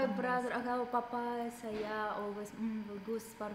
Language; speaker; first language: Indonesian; non-native, learner; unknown